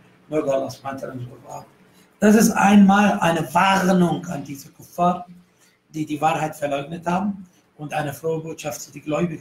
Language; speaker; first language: German; non-native, fluent; Arabic